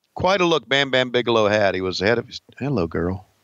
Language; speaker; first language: English; native; English